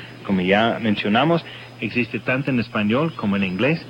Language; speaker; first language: Spanish; non-native, fluent; English